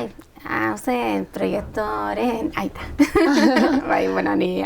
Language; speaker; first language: Basque; non-native, local second language; Spanish